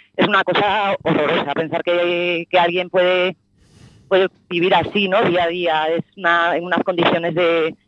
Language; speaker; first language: Spanish; native; Spanish